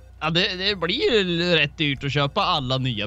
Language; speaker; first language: Swedish; native; Swedish